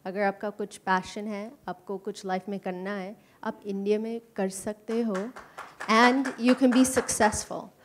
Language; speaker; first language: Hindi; non-native, learner; English